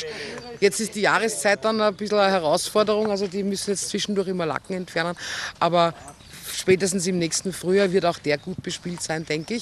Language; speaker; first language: German; native; German